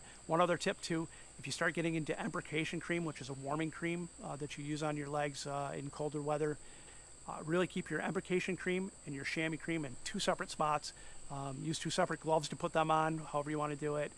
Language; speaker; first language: English; native; English